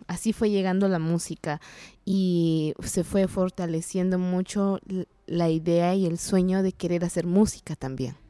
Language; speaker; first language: Spanish; non-native, local second language; Kaqchikel